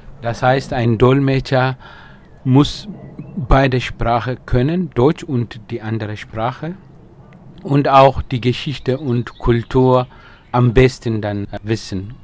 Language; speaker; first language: German; non-native, fluent; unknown